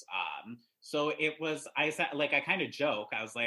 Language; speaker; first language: English; native; English